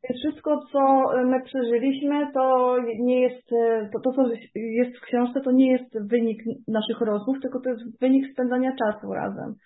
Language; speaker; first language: Polish; native; Polish